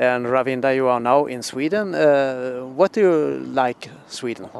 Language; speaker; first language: English; non-native, fluent; Swedish